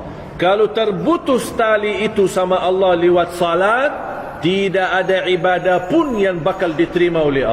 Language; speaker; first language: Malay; non-native, fluent; Arabic